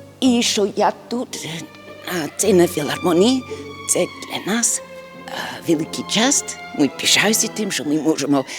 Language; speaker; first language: Ukrainian; early bilingual, heritage; English